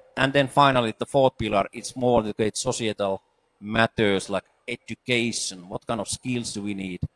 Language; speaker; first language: English; non-native, fluent; Finnish